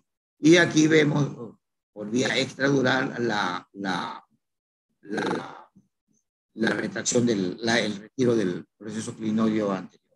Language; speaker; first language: Spanish; native; Spanish